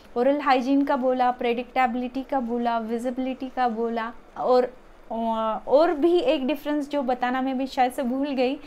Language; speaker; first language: Hindi; non-native, local second language; Marathi